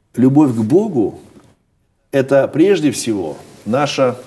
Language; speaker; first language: Russian; native; Russian